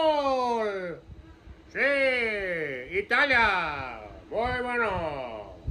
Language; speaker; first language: Spanish; non-native, learner; English